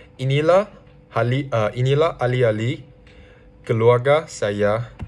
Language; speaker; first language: Malay; non-native, learner; Chinese